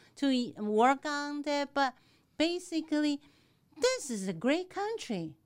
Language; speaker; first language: English; non-native, fluent; Chinese